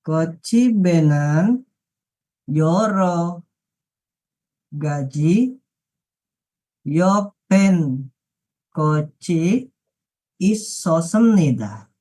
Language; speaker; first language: Korean; non-native, learner; Indonesian